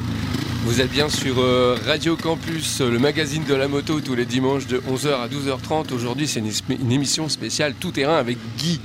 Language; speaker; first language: French; native; French